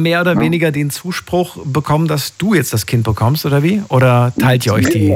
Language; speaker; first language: German; native; German